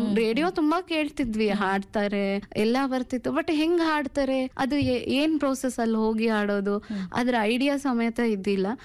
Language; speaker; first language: Kannada; non-native, local second language; Urdu